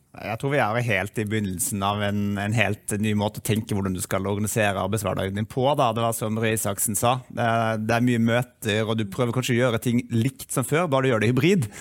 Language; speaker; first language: Norwegian; native; Norwegian